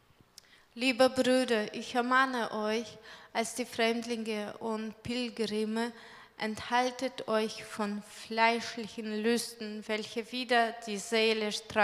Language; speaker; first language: German; non-native, fluent; Russian